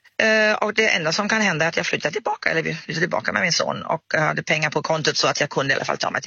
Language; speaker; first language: Swedish; non-native, fluent; German